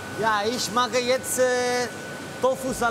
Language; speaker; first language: German; non-native, learner; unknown